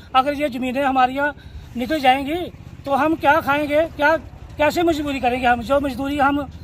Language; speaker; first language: Hindi; native; Hindi